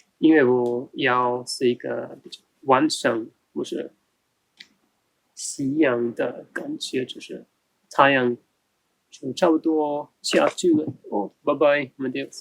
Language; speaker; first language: Chinese; non-native, fluent; German